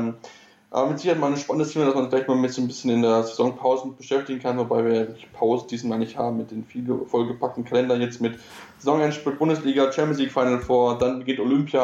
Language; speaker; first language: German; native; German